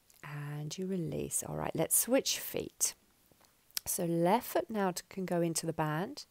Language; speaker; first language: English; native; English